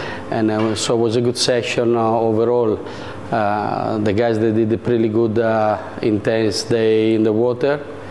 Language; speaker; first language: English; non-native, fluent; Italian